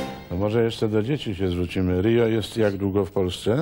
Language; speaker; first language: Polish; native; Polish